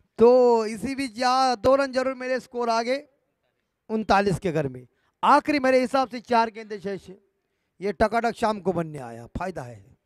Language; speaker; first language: Hindi; non-native, local second language; Marathi